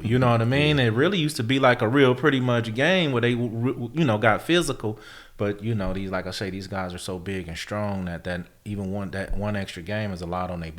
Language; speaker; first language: English; native; English